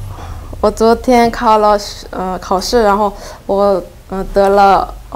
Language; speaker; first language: Chinese; non-native, learner; Korean